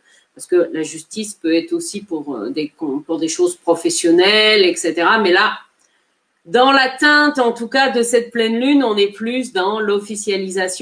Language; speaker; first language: French; native; French